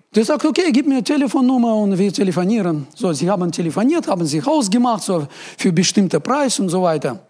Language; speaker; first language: German; non-native, fluent; Russian